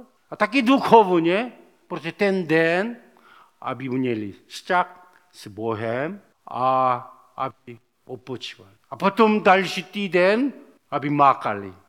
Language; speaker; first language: Czech; non-native, learner; Korean